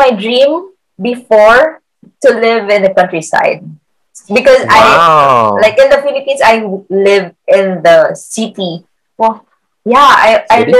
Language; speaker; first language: English; non-native, local second language; Filipino